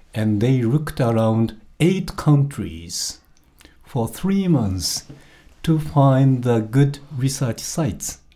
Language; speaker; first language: English; non-native, fluent; Japanese